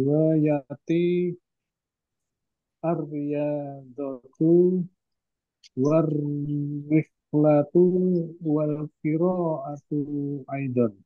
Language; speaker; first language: Arabic; non-native, learner; Indonesian